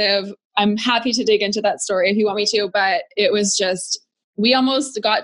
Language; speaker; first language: English; native; English